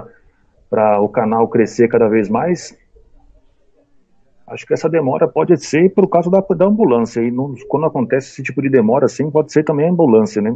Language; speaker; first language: Portuguese; native; Portuguese